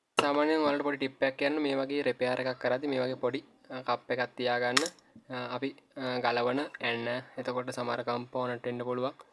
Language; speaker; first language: Sinhala; native; Sinhala